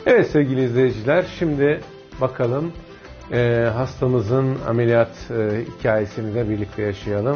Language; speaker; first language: Turkish; native; Turkish